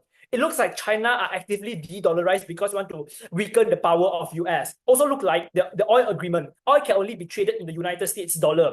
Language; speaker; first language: English; non-native, learner; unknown